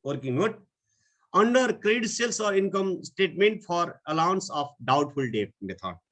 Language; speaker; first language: English; non-native, local second language; Nepali